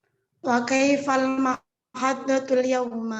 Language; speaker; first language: Arabic; non-native, learner; Indonesian